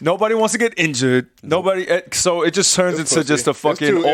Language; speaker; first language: English; native; English